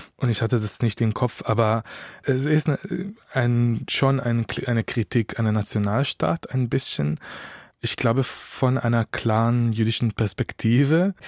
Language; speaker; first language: German; non-native, fluent; Hebrew